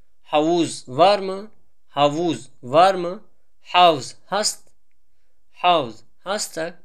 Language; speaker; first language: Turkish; non-native, fluent; Tajik